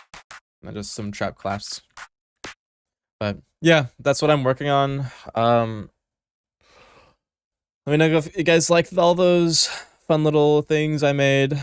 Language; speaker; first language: English; native; English